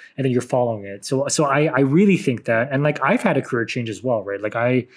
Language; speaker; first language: English; native; English